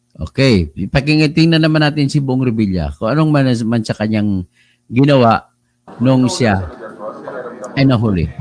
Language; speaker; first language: Filipino; non-native, local second language; Cebuano